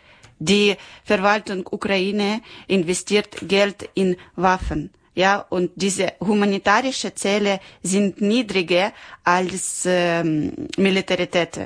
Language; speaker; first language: German; non-native, learner; Ukrainian